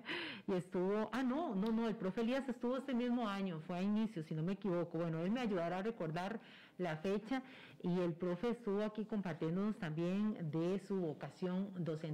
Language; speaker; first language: Spanish; native; Spanish